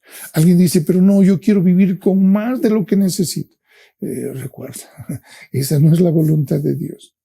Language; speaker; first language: Spanish; native; Spanish